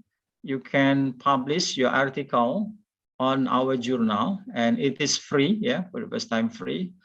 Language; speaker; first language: English; non-native, fluent; Indonesian